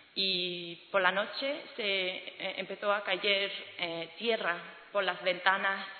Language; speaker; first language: Spanish; non-native, fluent; English